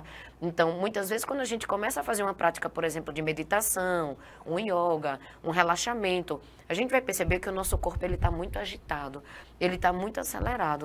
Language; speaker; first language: Portuguese; native; Portuguese